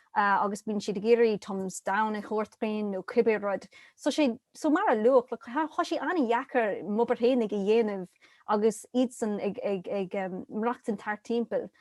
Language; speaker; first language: Irish; non-native, local second language; English